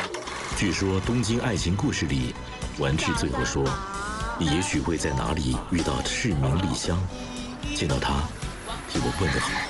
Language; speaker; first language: Chinese; native; Chinese